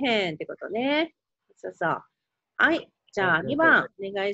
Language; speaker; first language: Japanese; non-native, fluent; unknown